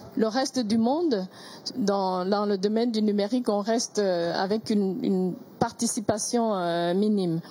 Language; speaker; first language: French; non-native, local second language; Kinyarwanda